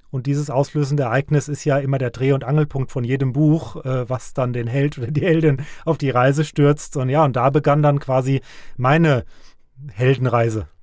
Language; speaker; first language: German; native; German